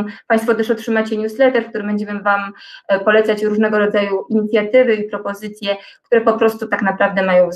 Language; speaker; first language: Polish; native; Polish